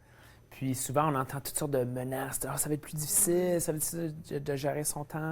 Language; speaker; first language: French; native; French